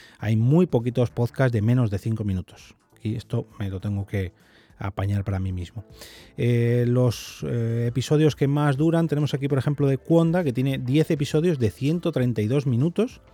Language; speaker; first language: Spanish; native; Spanish